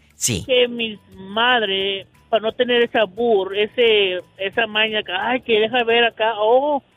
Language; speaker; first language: Spanish; native; Spanish